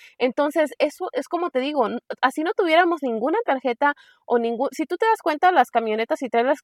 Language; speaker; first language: Spanish; early bilingual, heritage; Spanish